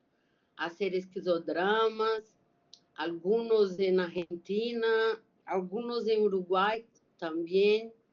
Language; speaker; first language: Spanish; non-native, learner; Portuguese